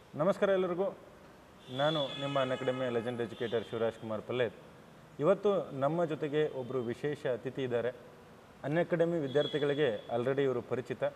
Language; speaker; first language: Kannada; native; Kannada